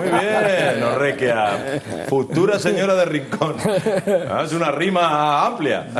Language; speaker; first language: Spanish; native; Spanish